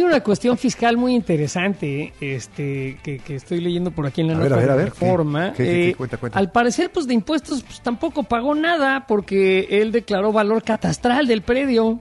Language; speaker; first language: Spanish; native; Spanish